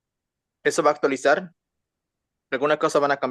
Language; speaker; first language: Spanish; native; Spanish